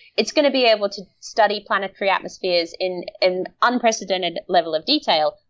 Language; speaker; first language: English; native; English